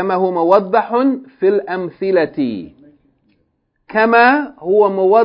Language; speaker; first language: Arabic; non-native, fluent; English